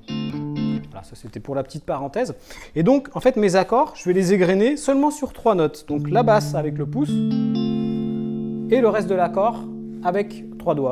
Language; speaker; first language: French; native; French